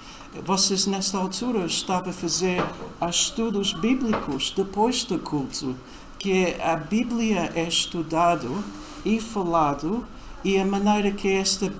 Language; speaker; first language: Portuguese; non-native, fluent; English